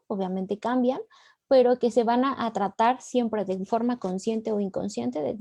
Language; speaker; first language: Spanish; native; Spanish